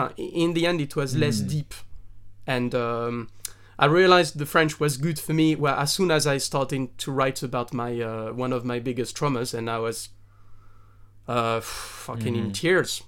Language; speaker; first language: English; non-native, fluent; French